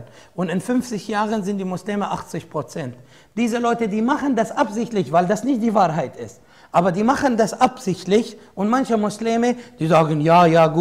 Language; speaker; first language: German; non-native, fluent; Arabic